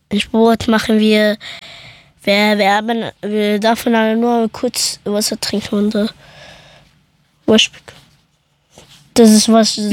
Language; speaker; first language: German; early bilingual, other home language; Persian